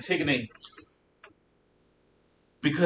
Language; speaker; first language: English; native; English